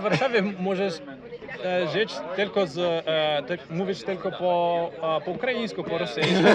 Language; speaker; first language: Polish; non-native, fluent; Portuguese